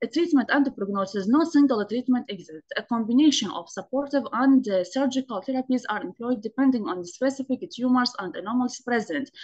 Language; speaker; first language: English; non-native, fluent; Arabic